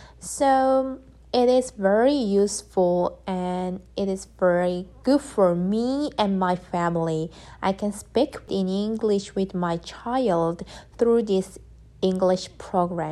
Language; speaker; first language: English; non-native, learner; Korean